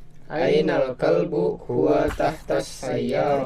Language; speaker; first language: Arabic; non-native, learner; Indonesian